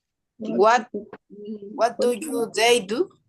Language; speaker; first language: English; non-native, learner; Spanish